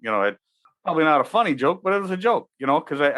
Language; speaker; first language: English; native; English